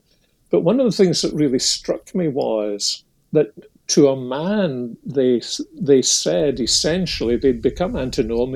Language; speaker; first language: English; native; English